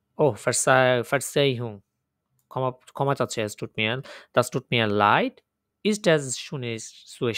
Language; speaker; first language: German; non-native, learner; Bangla